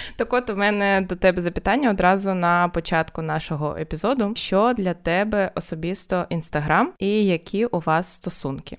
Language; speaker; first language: Ukrainian; non-native, local second language; Russian